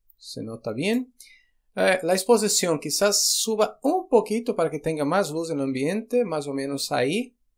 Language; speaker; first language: Spanish; non-native, fluent; Portuguese